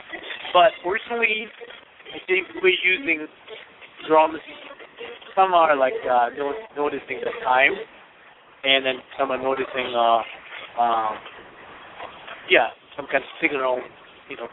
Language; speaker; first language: English; non-native, fluent; Japanese